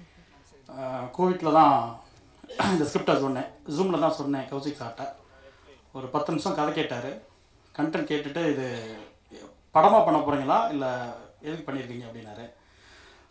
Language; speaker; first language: Tamil; native; Tamil